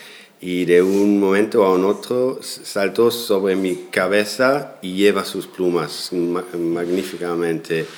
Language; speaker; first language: Spanish; non-native, fluent; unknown